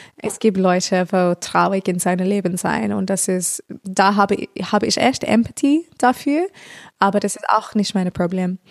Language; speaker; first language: German; non-native, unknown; English